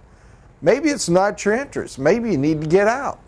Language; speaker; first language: English; native; English